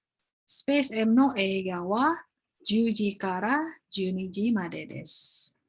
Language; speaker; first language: Japanese; non-native, learner; Indonesian